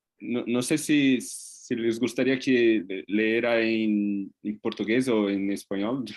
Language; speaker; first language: Spanish; non-native, fluent; Portuguese